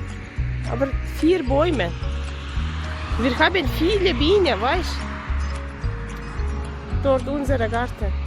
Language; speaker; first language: German; non-native, learner; Turkish